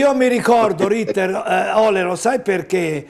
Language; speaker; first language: Italian; native; Italian